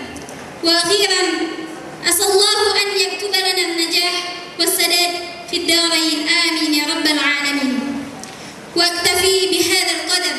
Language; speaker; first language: Arabic; non-native, learner; Indonesian